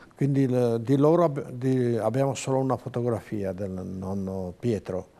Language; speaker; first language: Italian; native; Italian